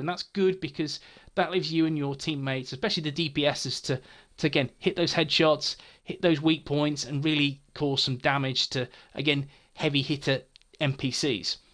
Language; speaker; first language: English; native; English